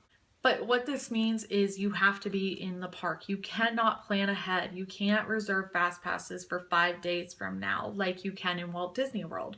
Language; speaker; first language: English; native; English